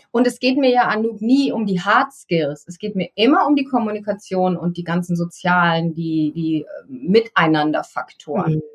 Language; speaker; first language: German; native; German